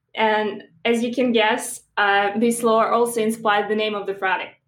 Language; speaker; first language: English; non-native, fluent; Russian